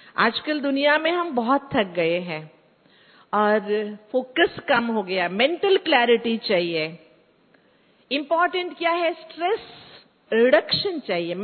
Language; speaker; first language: Hindi; non-native, local second language; Kannada